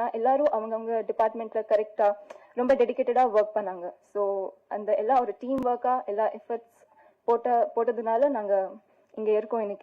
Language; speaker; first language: Tamil; non-native, fluent; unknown